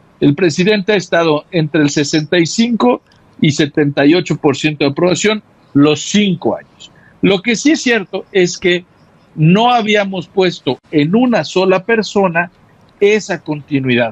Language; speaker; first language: Spanish; native; Spanish